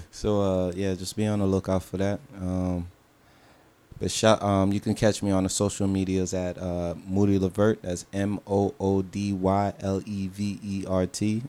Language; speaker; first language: English; early bilingual, other home language; Haitian Creole